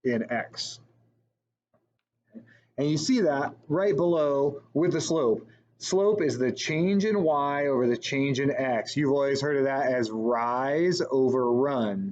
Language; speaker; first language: English; native; English